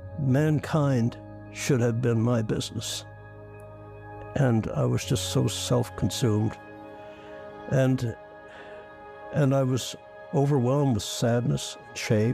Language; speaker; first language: English; native; English